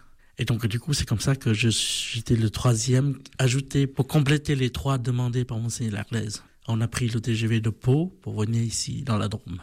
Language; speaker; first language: French; non-native, fluent; Vietnamese